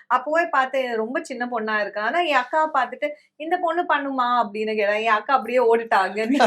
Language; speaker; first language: Tamil; non-native, local second language; Kannada